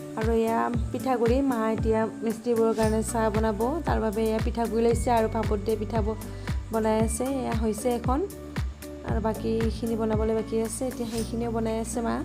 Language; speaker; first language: Assamese; native; Assamese